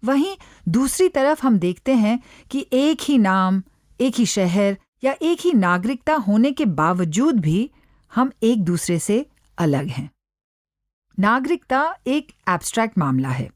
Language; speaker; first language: Hindi; native; Hindi